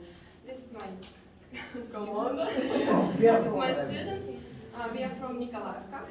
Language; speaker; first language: English; non-native, learner; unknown